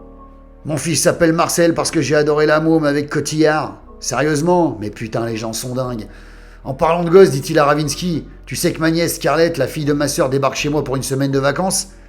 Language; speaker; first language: French; native; French